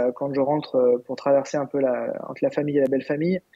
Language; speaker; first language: French; native; French